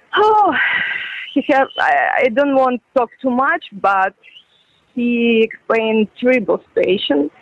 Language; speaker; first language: English; non-native, learner; Ukrainian